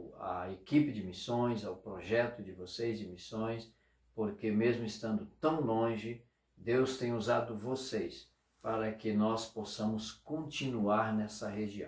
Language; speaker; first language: Portuguese; native; Portuguese